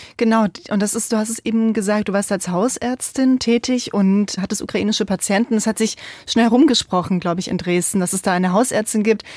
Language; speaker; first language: German; native; German